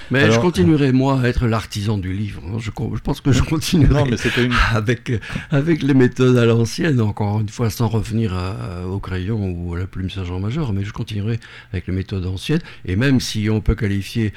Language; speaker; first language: French; native; French